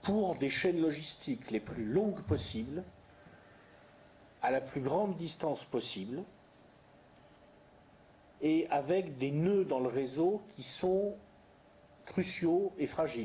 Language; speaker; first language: French; native; French